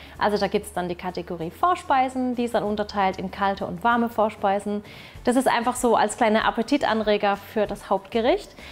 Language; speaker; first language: German; early bilingual, other home language; Turkish